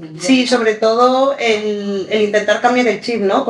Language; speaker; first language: Spanish; early bilingual, other home language; Arabic